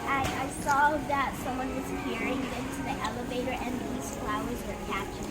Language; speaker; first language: English; native; English